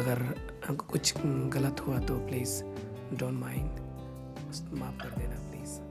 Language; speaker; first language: Hindi; non-native, learner; Tibetan